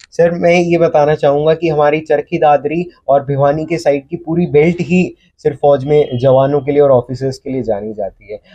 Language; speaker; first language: Hindi; native; Hindi